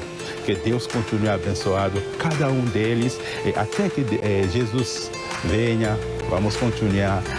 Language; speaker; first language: Portuguese; non-native, fluent; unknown